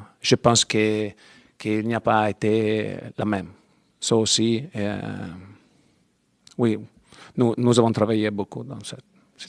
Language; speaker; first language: French; non-native, learner; Italian